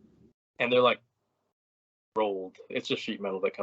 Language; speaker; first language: English; native; English